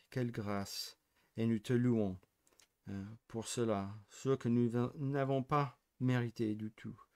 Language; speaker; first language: French; non-native, fluent; English